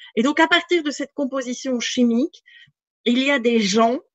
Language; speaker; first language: French; native; French